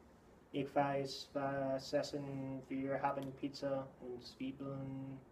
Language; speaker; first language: German; non-native, learner; English